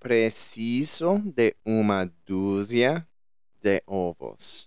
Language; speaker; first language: Portuguese; non-native, learner; English